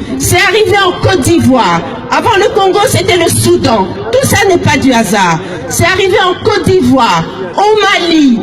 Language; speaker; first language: French; early bilingual, other home language; Lingala